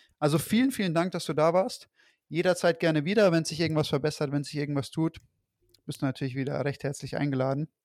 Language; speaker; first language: German; native; German